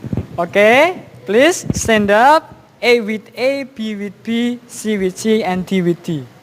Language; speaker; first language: English; non-native, fluent; Indonesian